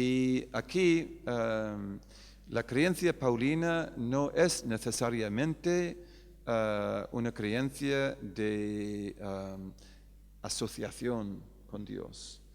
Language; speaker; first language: Spanish; non-native, fluent; English